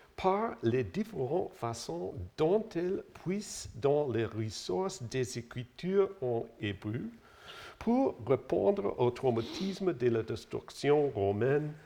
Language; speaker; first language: French; non-native, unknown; English